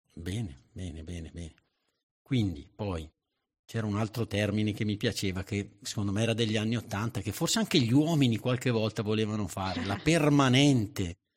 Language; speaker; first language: Italian; native; Italian